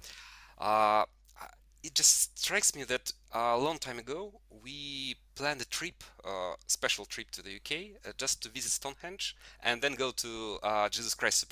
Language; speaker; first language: English; non-native, fluent; Russian